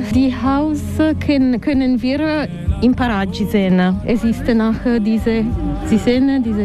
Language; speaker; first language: German; non-native, learner; Italian